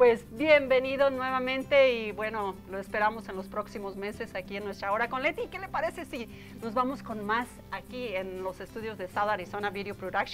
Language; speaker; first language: Spanish; native; Spanish